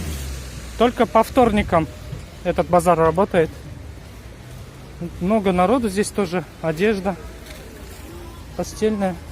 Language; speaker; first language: Russian; non-native, local second language; Kyrgyz